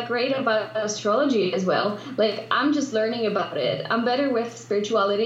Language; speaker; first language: English; non-native, fluent; Polish